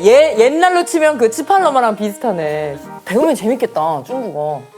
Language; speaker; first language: Korean; native; Korean